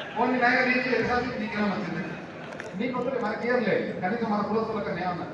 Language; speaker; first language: Telugu; native; Telugu